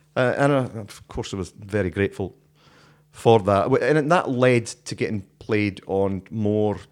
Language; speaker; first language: English; native; English